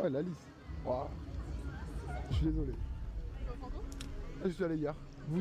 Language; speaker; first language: French; native; French